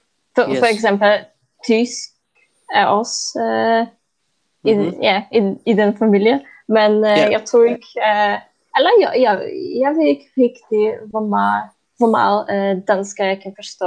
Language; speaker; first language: Danish; non-native, fluent; Polish